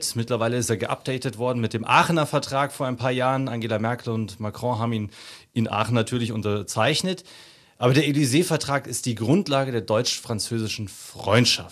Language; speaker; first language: German; native; German